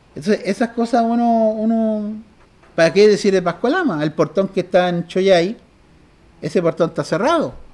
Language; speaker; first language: Spanish; native; Spanish